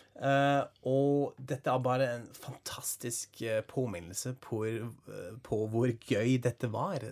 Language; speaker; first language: Norwegian; non-native, fluent; German